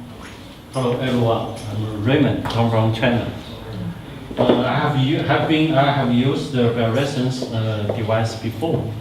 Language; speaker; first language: English; non-native, learner; Chinese